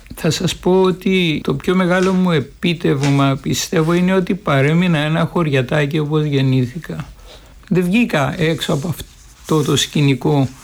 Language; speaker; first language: Greek; native; Greek